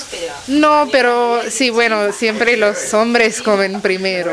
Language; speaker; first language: Spanish; non-native, learner; Tamil